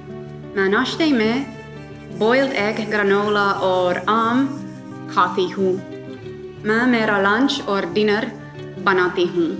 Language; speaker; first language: Hindi; non-native, learner; Finnish